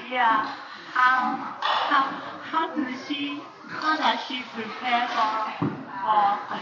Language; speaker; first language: English; non-native, learner; Thai